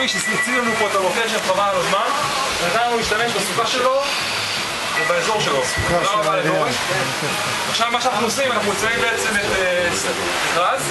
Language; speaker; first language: Hebrew; native; Hebrew